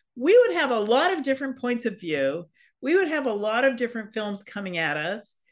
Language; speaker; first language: English; native; English